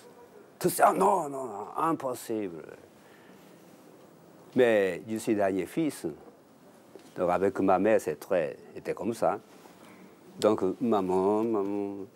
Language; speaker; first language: French; non-native, learner; Japanese